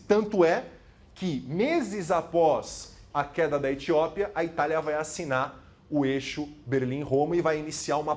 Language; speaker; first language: Portuguese; native; Portuguese